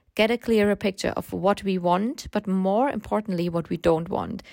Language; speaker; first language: English; non-native, fluent; German